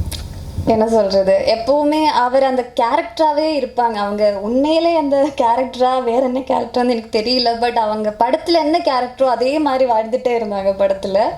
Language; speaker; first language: Tamil; non-native, fluent; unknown